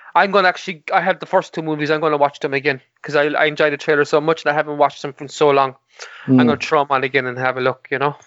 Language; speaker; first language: English; native; English